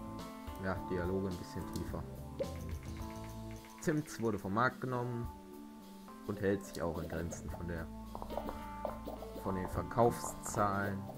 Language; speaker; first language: German; native; German